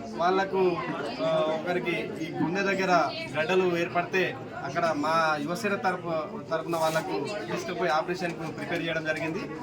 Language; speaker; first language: Telugu; native; Telugu